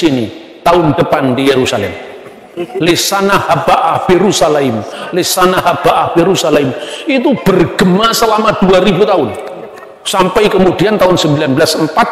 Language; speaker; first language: Indonesian; native; Indonesian